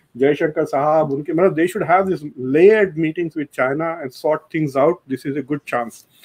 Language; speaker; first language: Hindi; non-native, local second language; Urdu